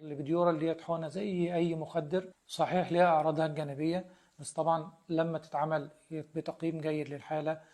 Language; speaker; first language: Arabic; native; Arabic